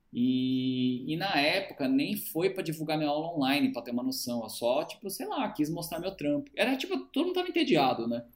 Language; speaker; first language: Portuguese; native; Portuguese